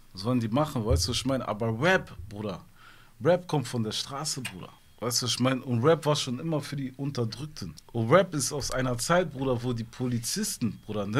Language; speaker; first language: German; early bilingual, other home language; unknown